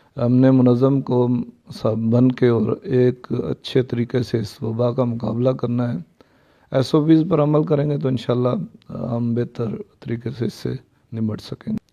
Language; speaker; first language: Urdu; non-native, local second language; Punjabi